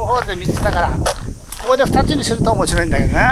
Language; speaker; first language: Japanese; native; Japanese